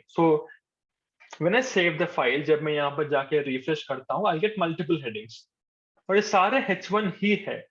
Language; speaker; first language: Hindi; non-native, local second language; Telugu